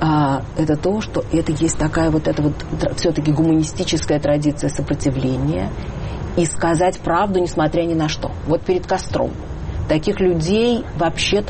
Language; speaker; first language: Russian; native; Russian